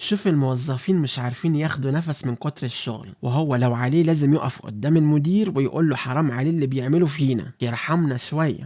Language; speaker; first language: Arabic; native; Arabic